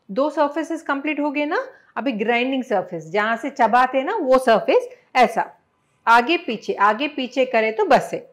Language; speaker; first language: Hindi; non-native, local second language; Telugu